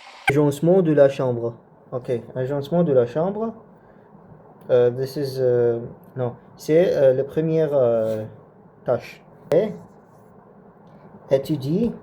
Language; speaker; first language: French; non-native, learner; Arabic